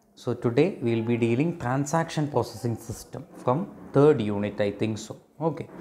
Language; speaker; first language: English; non-native, local second language; Malayalam